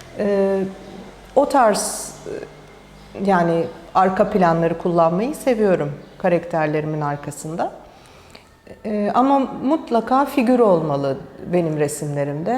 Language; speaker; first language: Turkish; early bilingual, heritage; Turkish